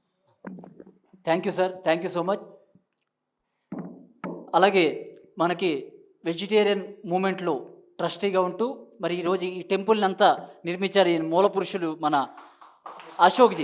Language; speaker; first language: Telugu; native; Telugu